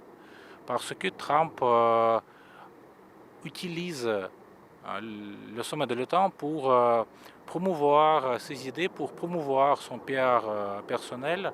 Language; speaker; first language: French; non-native, fluent; Russian